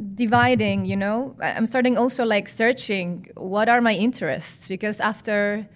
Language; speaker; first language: English; non-native, fluent; Spanish